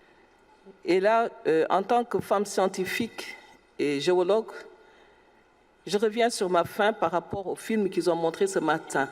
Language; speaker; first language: French; non-native, local second language; Wolof